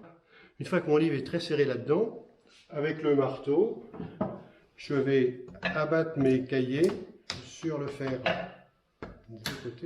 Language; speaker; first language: French; native; French